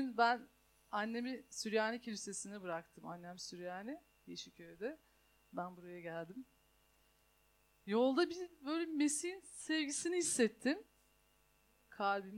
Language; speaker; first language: Turkish; native; Turkish